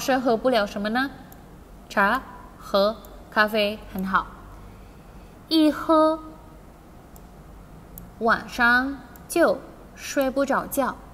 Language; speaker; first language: Chinese; non-native, fluent; Indonesian